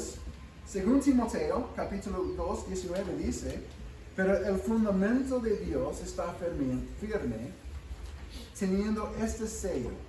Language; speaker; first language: Spanish; non-native, fluent; English